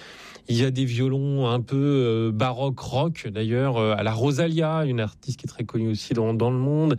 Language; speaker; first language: French; native; French